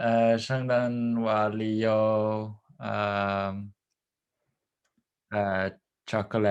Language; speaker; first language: Chinese; non-native, learner; Norwegian